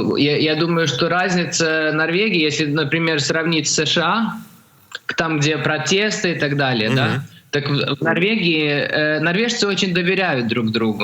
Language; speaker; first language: Russian; early bilingual, heritage; Russian